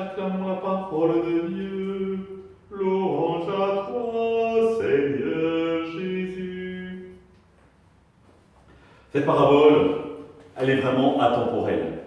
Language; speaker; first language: French; native; French